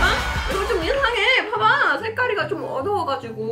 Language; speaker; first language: Korean; non-native, learner; Malay